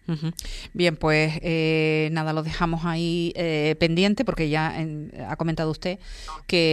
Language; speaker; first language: Spanish; native; Spanish